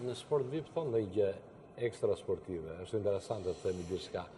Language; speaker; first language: Albanian; native; Albanian